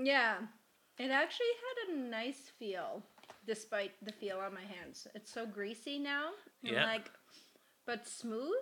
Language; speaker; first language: English; native; English